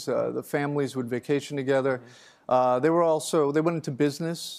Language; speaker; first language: English; native; English